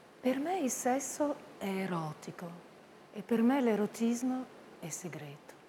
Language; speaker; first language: Italian; early bilingual, heritage; Italian